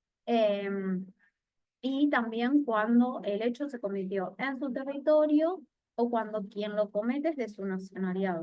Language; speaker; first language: Spanish; native; Spanish